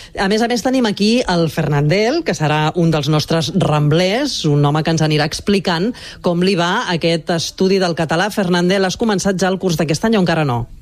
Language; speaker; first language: Catalan; native; Catalan